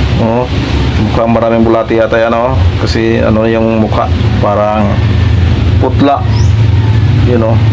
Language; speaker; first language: Filipino; non-native, local second language; Cebuano